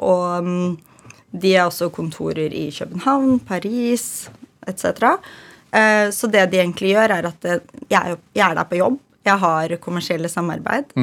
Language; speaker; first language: Norwegian; early bilingual, other home language; Ukrainian